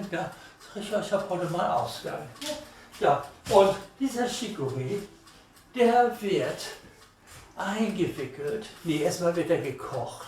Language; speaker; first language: German; native; German